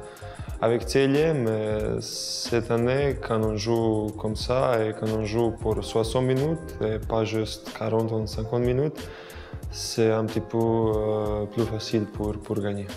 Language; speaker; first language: French; non-native, learner; Croatian